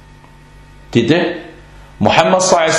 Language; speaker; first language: Danish; early bilingual, other home language; Arabic